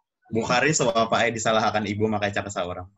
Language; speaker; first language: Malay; non-native, local second language; Banjar